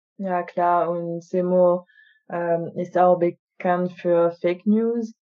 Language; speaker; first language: German; non-native, fluent; French